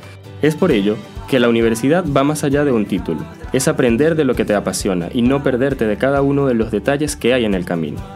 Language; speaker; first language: Spanish; native; Spanish